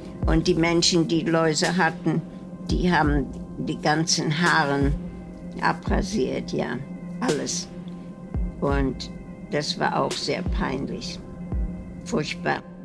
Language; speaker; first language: German; native; German